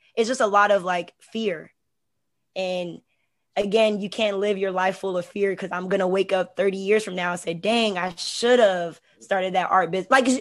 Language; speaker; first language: English; native; English